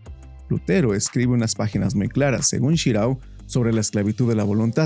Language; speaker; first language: Spanish; native; Spanish